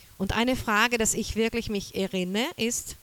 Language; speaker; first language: German; non-native, fluent; Portuguese